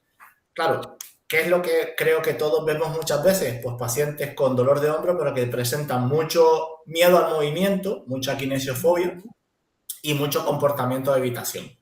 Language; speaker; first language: Spanish; native; Spanish